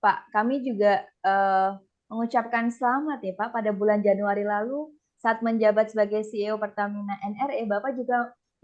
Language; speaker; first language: Indonesian; native; Indonesian